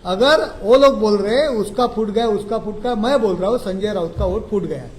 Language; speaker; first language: Hindi; non-native, local second language; Marathi